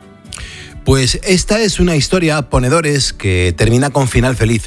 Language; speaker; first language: Spanish; native; Spanish